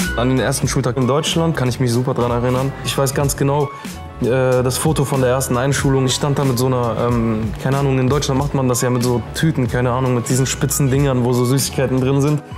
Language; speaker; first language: German; early bilingual, other home language; Russian